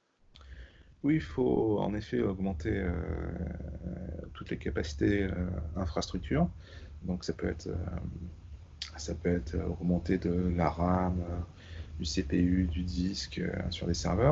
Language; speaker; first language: French; native; French